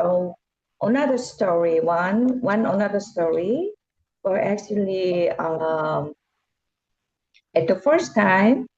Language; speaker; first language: English; non-native, learner; Korean